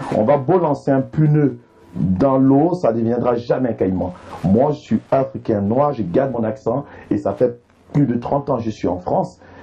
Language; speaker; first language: French; early bilingual, other home language; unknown